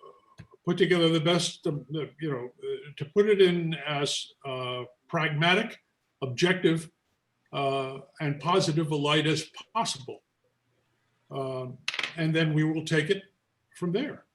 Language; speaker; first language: English; native; English